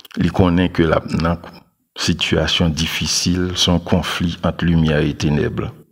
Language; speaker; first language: French; non-native, local second language; Haitian Creole